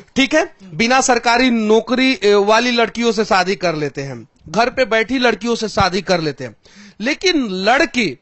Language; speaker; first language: Hindi; native; Hindi